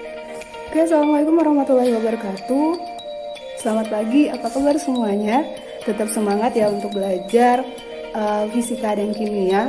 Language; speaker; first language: Indonesian; native; Indonesian